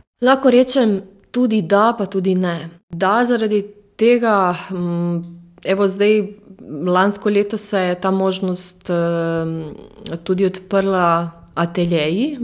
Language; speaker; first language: Slovenian; non-native, fluent; Croatian